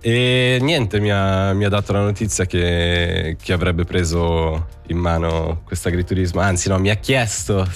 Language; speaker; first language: Italian; native; Italian